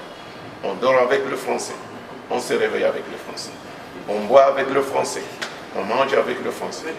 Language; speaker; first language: French; non-native, local second language; Lingala